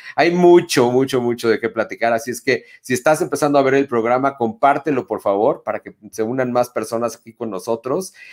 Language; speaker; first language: Spanish; native; Spanish